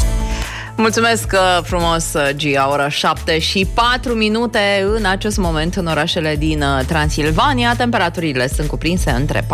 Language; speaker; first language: Romanian; native; Romanian